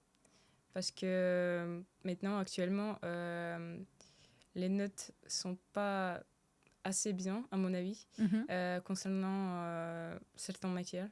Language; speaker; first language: French; early bilingual, other home language; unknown